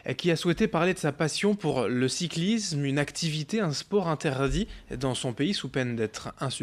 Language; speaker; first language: French; native; French